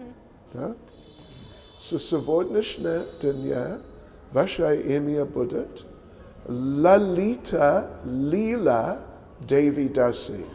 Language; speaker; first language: Russian; non-native, learner; English